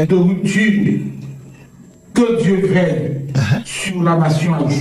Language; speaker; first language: French; non-native, local second language; Haitian Creole